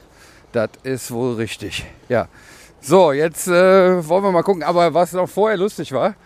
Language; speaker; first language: German; native; German